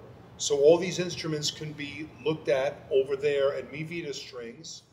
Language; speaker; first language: English; native; English